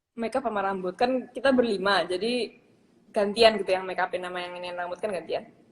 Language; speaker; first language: Indonesian; native; Indonesian